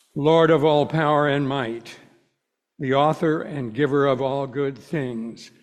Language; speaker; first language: English; native; English